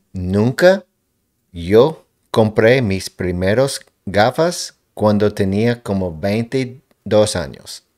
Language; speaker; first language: Spanish; non-native, learner; English